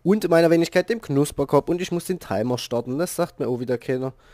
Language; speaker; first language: German; native; German